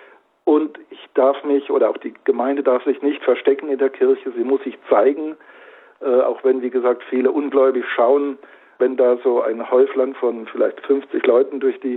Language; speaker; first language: German; native; German